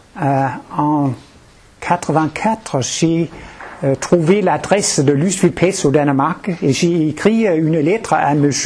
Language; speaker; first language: French; non-native, fluent; Danish